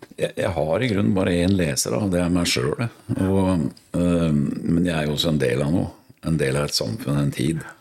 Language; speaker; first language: Norwegian; native; Norwegian